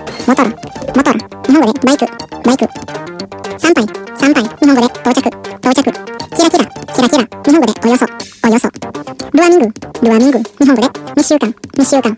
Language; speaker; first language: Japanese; non-native, fluent; Indonesian